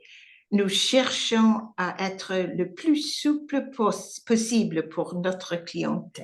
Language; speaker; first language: French; non-native, learner; English